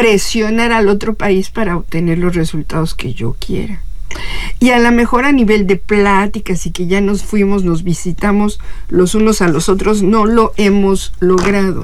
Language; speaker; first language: Spanish; native; Spanish